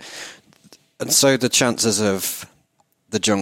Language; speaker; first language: English; native; English